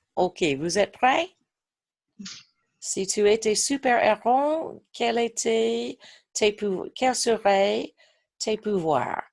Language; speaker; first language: French; non-native, fluent; English